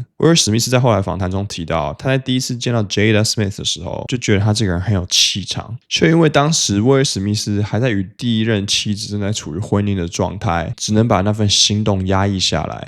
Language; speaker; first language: Chinese; native; Chinese